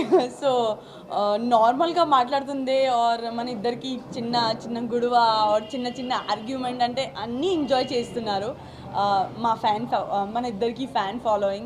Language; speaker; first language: Telugu; non-native, local second language; Gujarati